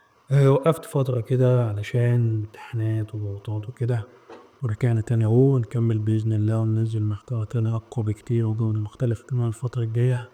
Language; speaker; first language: Arabic; native; Arabic